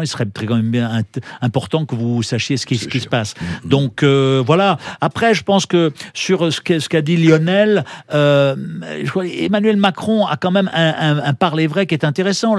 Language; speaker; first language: French; native; French